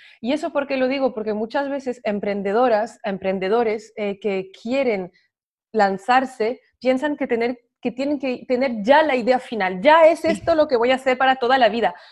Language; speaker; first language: Spanish; non-native, fluent; French